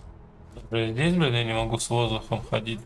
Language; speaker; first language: Russian; native; Russian